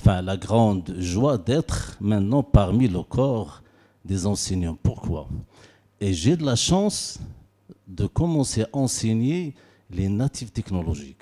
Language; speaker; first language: French; non-native, local second language; Arabic